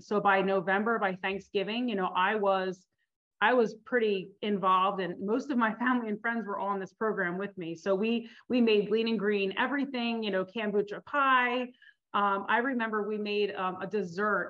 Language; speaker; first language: English; native; English